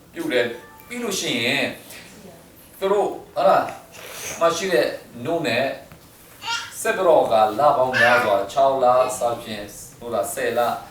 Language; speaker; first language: Burmese; non-native, local second language; Hakha Chin